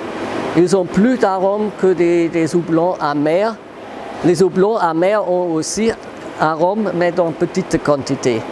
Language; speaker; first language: French; non-native, fluent; German